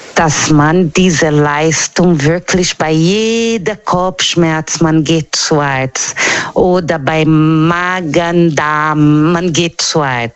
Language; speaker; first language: German; non-native, learner; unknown